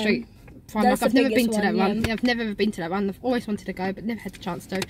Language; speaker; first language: English; native; English